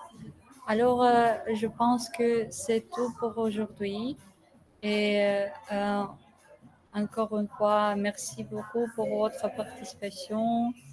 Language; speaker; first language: French; non-native, learner; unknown